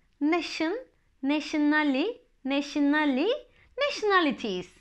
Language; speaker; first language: English; non-native, fluent; Turkish